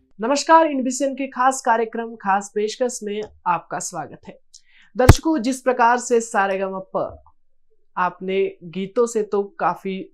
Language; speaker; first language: Hindi; native; Hindi